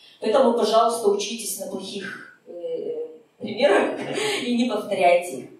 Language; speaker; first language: Russian; native; Russian